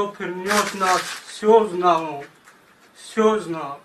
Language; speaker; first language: Russian; non-native, learner; Tajik